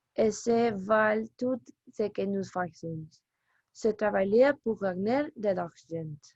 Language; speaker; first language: French; non-native, learner; Spanish